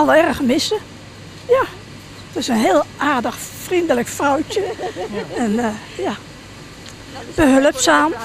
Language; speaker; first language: Dutch; non-native, learner; Vietnamese